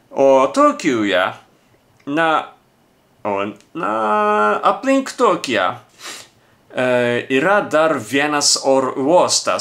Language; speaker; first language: Lithuanian; non-native, learner; Japanese